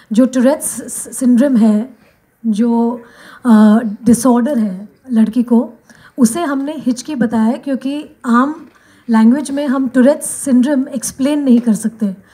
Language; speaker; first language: Hindi; non-native, local second language; Bangla